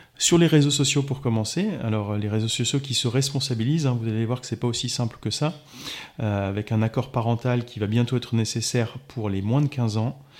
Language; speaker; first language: French; native; French